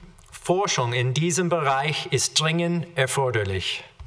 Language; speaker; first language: German; non-native, learner; English